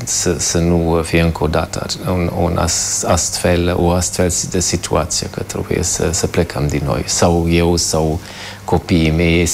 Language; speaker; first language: Romanian; non-native, fluent; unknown